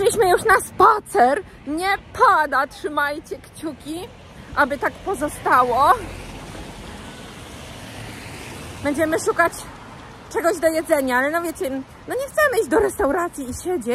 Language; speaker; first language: Polish; native; Polish